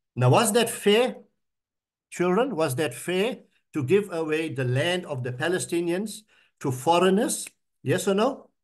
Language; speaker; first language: English; native; English